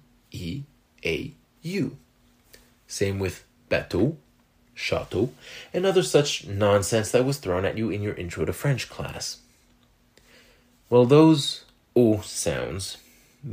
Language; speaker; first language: English; non-native, fluent; French